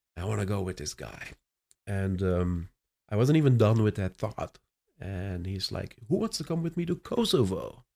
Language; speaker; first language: English; non-native, fluent; Dutch